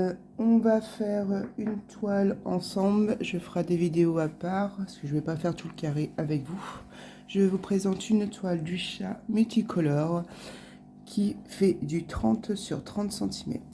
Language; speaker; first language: French; native; French